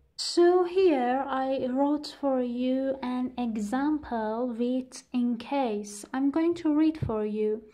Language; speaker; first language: English; non-native, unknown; Persian